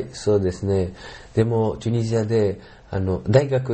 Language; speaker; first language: Japanese; non-native, learner; Arabic